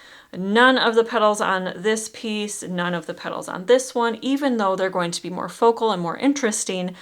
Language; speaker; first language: English; native; English